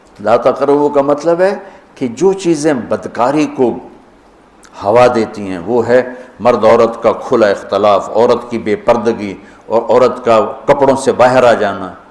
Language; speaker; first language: Urdu; non-native, local second language; Punjabi